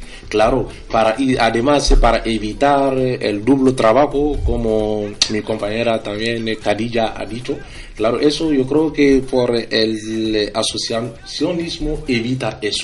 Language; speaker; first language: Spanish; non-native, fluent; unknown